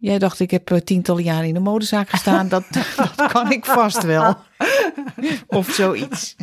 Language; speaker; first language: Dutch; native; Dutch